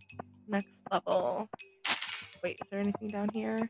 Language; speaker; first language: English; native; English